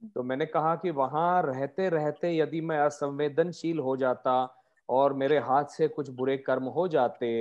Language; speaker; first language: Hindi; non-native, local second language; Marathi